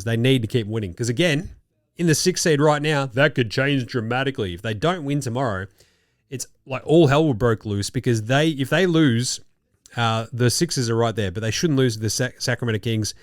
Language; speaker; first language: English; native; English